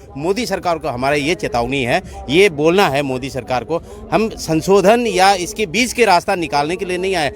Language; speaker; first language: Hindi; non-native, local second language; Manipuri